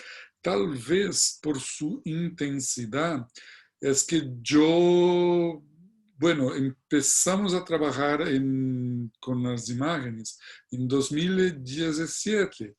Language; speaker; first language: Spanish; non-native, fluent; Portuguese